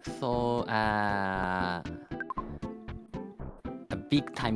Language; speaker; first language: English; non-native, learner; Japanese